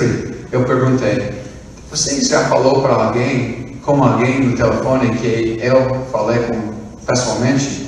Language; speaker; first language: Portuguese; non-native, fluent; English